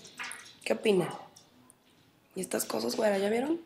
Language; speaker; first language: Spanish; native; Spanish